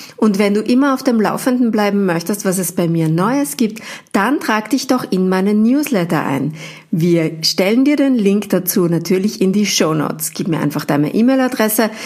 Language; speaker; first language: German; native; German